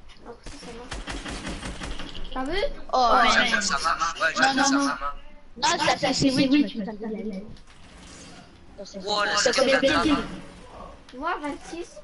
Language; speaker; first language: French; native; French